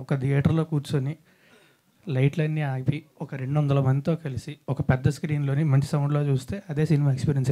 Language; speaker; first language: Telugu; native; Telugu